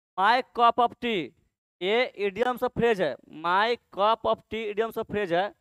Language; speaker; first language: Hindi; native; Hindi